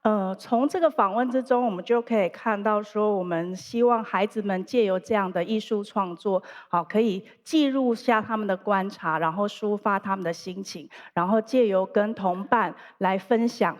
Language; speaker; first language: Chinese; native; Chinese